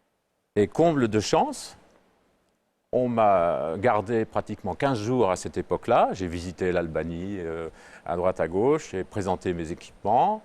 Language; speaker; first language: French; native; French